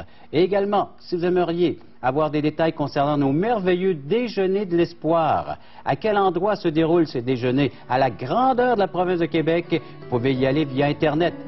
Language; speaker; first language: French; native; French